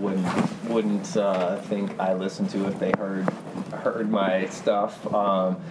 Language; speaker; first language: English; native; English